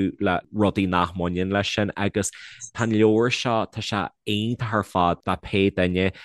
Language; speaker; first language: Irish; non-native, local second language; English